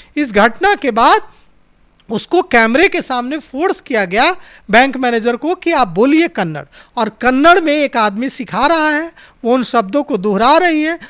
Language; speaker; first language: Hindi; native; Hindi